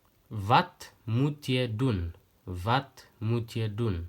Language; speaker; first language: Dutch; non-native, learner; Tigrinya